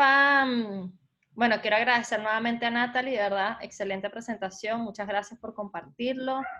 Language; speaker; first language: Spanish; native; Spanish